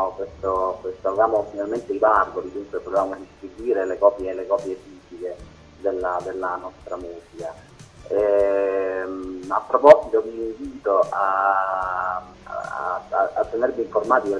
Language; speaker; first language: Italian; native; Italian